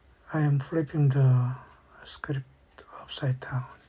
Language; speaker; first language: English; non-native, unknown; Korean